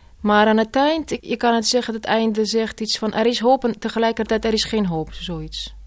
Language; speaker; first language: Dutch; non-native, fluent; Russian